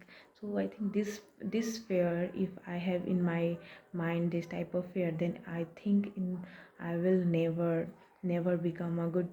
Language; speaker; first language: English; non-native, learner; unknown